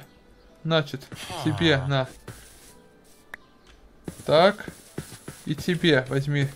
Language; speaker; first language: Russian; native; Russian